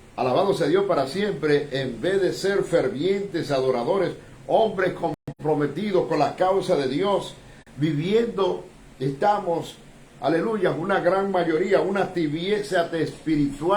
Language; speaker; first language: Spanish; native; Spanish